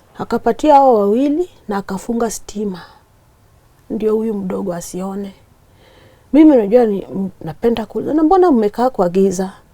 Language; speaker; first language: Swahili; non-native, local second language; Luo (Kenya and Tanzania)